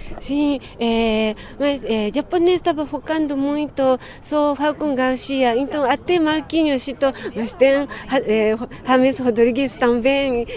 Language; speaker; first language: Portuguese; non-native, fluent; Japanese